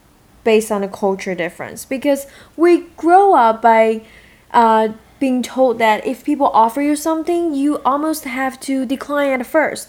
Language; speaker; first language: English; non-native, fluent; Chinese